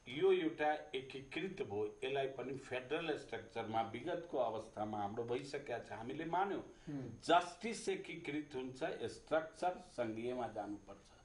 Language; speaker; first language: Nepali; non-native, local second language; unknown